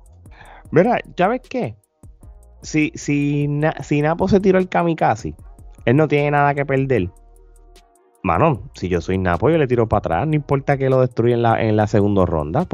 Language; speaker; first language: Spanish; native; Spanish